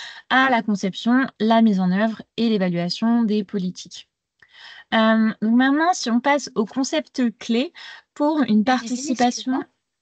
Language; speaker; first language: French; native; French